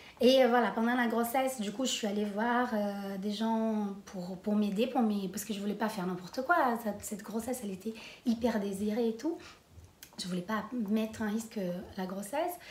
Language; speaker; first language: French; non-native, fluent; Portuguese